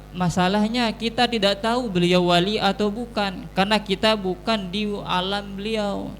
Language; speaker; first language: Indonesian; non-native, local second language; Sasak